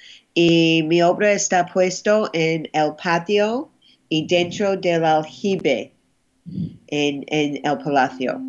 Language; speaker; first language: Spanish; non-native, fluent; English